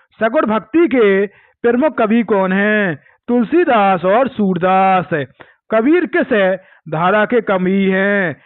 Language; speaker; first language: Hindi; native; Hindi